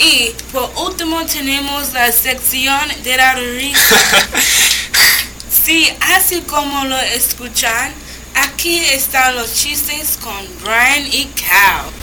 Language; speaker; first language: Spanish; non-native, learner; English